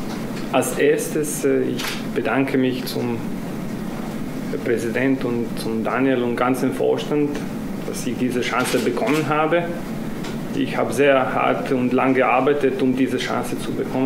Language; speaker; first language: German; non-native, fluent; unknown